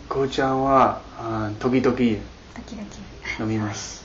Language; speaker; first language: Japanese; non-native, learner; Chinese